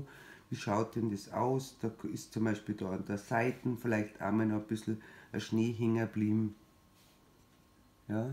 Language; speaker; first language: German; native; German